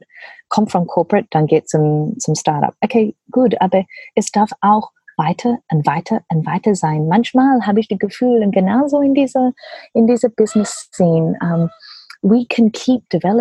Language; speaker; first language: German; non-native, learner; English